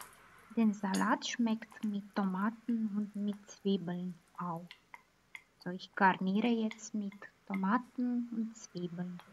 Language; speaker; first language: German; non-native, fluent; Romanian